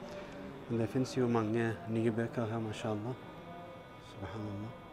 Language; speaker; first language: Norwegian; early bilingual, other home language; Urdu